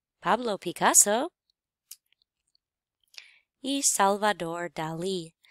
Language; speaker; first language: Spanish; non-native, fluent; English